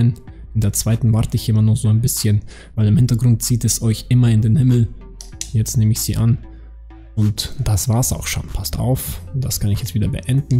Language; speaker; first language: German; native; German